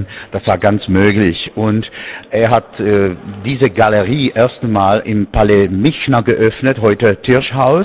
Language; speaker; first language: German; non-native, fluent; Czech